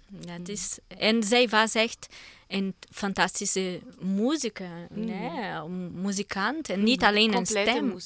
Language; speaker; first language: Dutch; non-native, learner; Portuguese